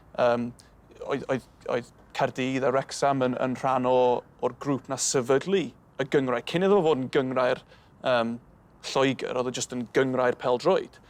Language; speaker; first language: Welsh; native; Welsh